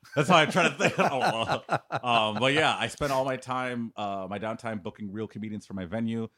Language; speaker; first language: English; native; English